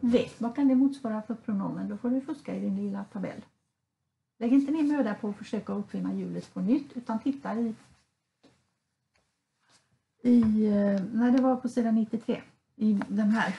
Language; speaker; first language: Swedish; native; Swedish